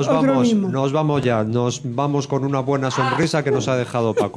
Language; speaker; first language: Spanish; native; Spanish